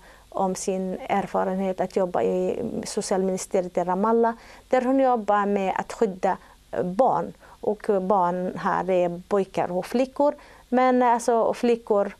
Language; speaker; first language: Swedish; non-native, fluent; Arabic